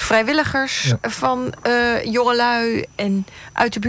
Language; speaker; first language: Dutch; native; Dutch